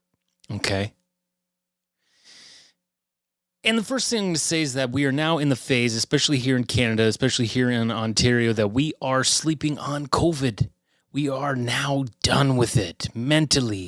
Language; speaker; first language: English; native; English